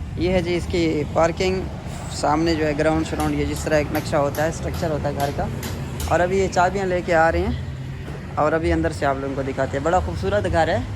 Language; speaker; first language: Urdu; non-native, local second language; Saraiki